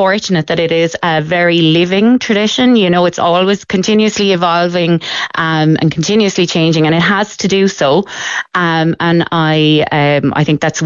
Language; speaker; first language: English; native; English